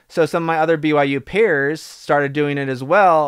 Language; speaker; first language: English; native; English